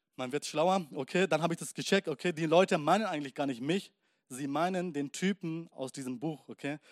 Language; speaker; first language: German; early bilingual, other home language; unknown